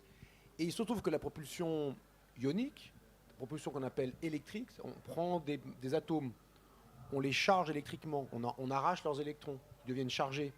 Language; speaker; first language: French; native; French